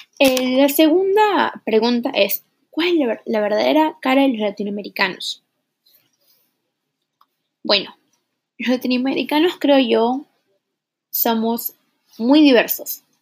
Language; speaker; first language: Spanish; early bilingual, heritage; Spanish